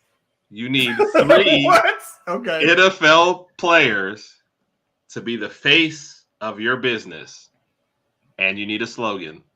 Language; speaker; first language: English; native; English